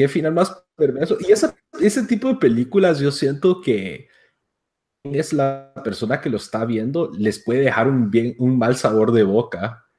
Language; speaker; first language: Spanish; native; Spanish